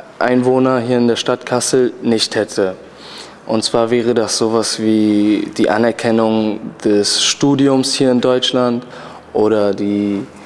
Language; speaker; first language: German; early bilingual, other home language; Turkish